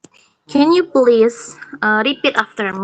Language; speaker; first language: English; non-native, fluent; Indonesian